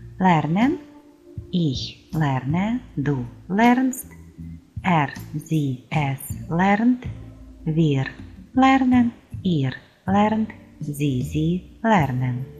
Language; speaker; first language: German; non-native, fluent; Ukrainian